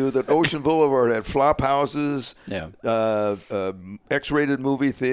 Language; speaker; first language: English; native; English